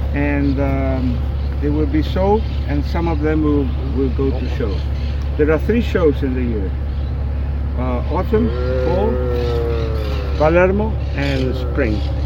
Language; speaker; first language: English; non-native, fluent; Spanish